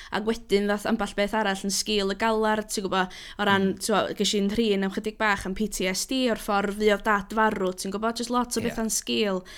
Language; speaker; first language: Welsh; native; Welsh